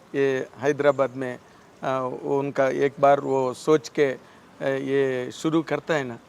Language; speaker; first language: Hindi; non-native, local second language; Telugu